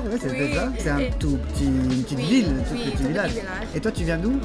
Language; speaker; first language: French; native; French